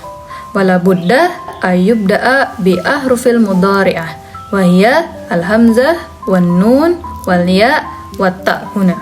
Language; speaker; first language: Arabic; non-native, fluent; Indonesian